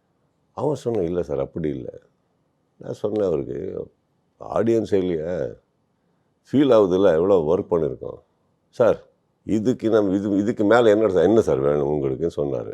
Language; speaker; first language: Tamil; non-native, learner; Kannada